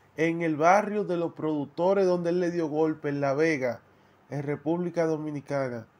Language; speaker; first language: Spanish; native; Spanish